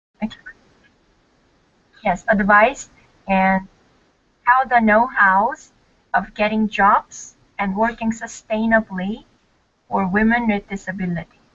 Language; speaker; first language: English; non-native, learner; Korean